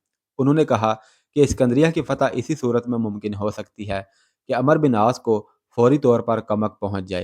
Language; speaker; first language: Urdu; native; Urdu